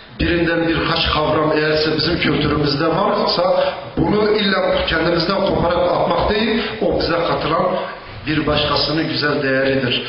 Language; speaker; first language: Turkish; non-native, local second language; Zaza